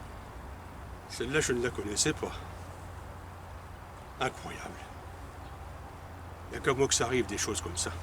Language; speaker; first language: French; native; French